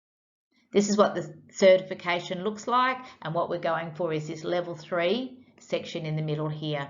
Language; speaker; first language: English; native; English